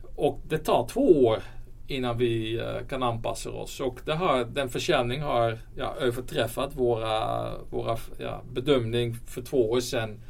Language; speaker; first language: Swedish; non-native, fluent; Dutch